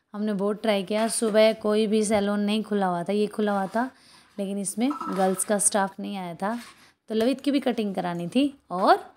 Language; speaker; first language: Hindi; native; Hindi